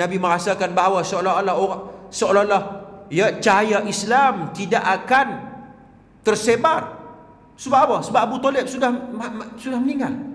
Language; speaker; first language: Malay; native; Malay